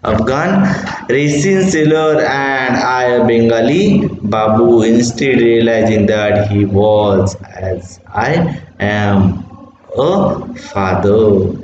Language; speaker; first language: English; non-native, local second language; Marathi